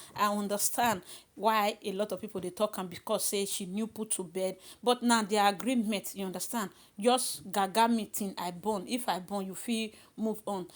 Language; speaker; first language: Nigerian Pidgin; native; Nigerian Pidgin